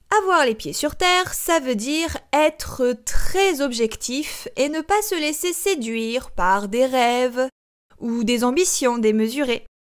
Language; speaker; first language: French; native; French